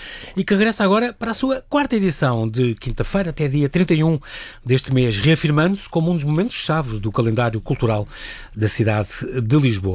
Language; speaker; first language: Portuguese; native; Portuguese